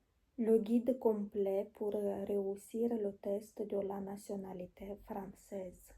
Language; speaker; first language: French; non-native, learner; Romanian